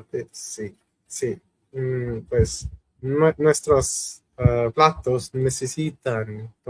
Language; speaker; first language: Spanish; non-native, fluent; Hindi